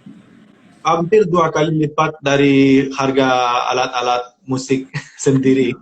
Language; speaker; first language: Indonesian; non-native, fluent; Romanian